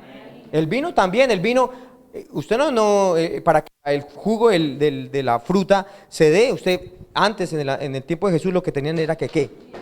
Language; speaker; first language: Spanish; native; Spanish